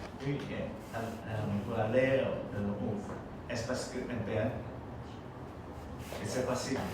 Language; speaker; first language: French; non-native, learner; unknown